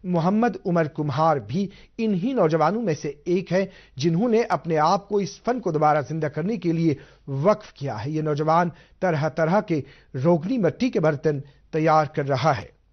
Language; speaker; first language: Urdu; non-native, local second language; Kashmiri